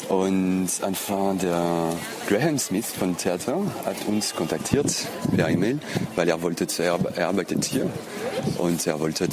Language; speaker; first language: German; non-native, fluent; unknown